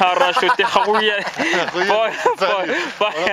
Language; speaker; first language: Russian; non-native, learner; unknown